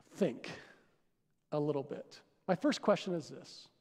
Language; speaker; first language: English; native; English